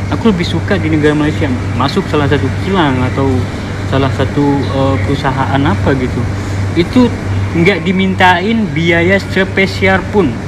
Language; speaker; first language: Indonesian; native; Indonesian